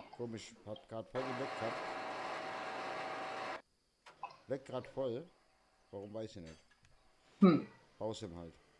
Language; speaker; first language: German; native; German